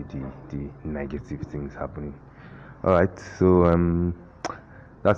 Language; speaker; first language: English; non-native, local second language; Igbo